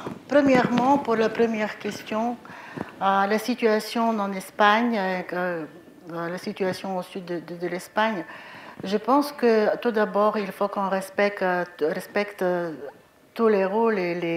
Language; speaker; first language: French; non-native, fluent; Bulgarian